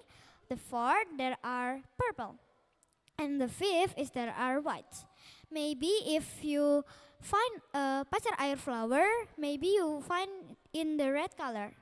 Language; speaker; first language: English; non-native, learner; Indonesian